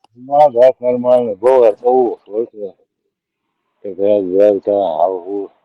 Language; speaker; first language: Russian; non-native, local second language; Chechen